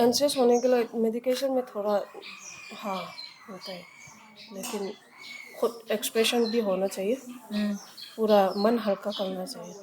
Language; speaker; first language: Hindi; non-native, local second language; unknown